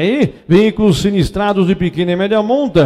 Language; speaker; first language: Portuguese; native; Portuguese